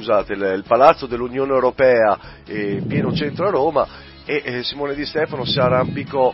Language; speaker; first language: Italian; native; Italian